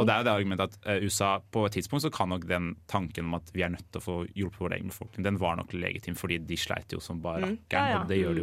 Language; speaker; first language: Norwegian; native; Norwegian